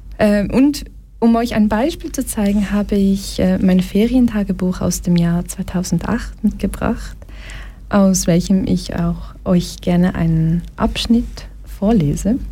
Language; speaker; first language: German; early bilingual, other home language; Portuguese